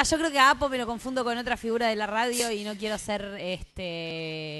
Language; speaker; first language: Spanish; native; Spanish